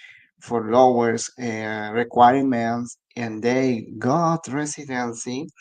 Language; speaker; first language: English; non-native, learner; Spanish